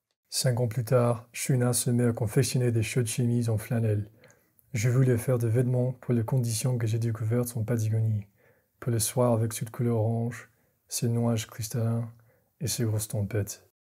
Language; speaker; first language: French; non-native, fluent; English